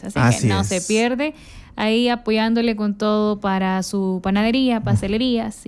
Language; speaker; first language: Spanish; native; Spanish